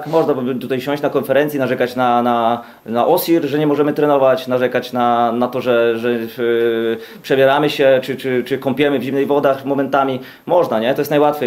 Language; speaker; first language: Polish; native; Polish